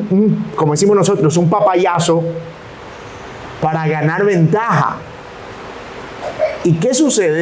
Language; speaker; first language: Spanish; native; Spanish